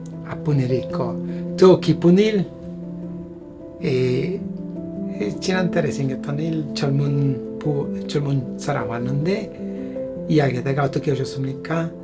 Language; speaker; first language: Korean; non-native, fluent; Italian